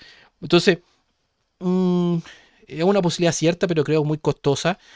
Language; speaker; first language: Spanish; native; Spanish